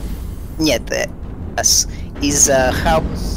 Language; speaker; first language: Russian; early bilingual, heritage; Russian